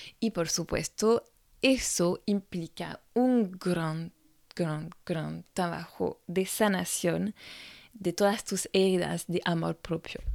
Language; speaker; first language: Spanish; non-native, fluent; French